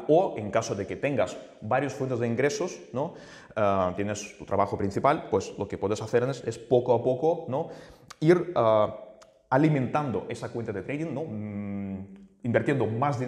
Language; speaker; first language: Spanish; native; Spanish